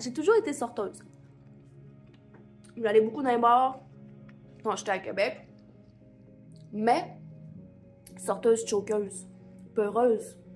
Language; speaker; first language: French; native; French